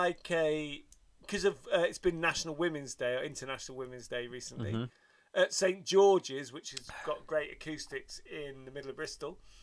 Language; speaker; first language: English; native; English